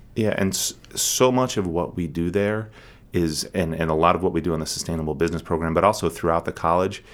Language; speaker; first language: English; native; English